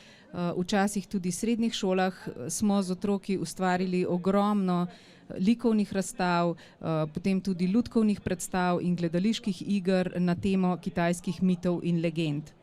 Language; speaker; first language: Slovenian; native; Slovenian